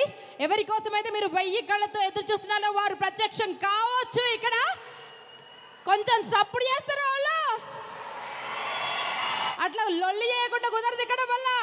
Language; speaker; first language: Telugu; native; Telugu